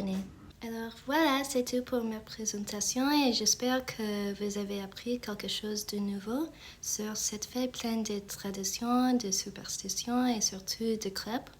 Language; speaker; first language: French; non-native, fluent; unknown